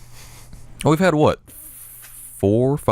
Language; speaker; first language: English; native; English